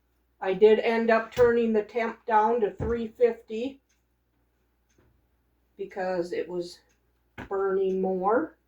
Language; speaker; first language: English; native; English